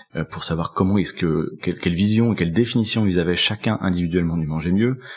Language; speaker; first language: French; native; French